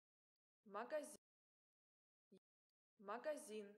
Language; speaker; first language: Russian; non-native, learner; English